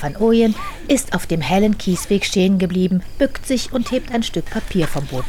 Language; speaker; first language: German; native; German